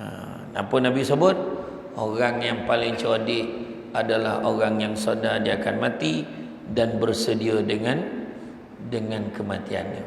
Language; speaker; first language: Malay; native; Malay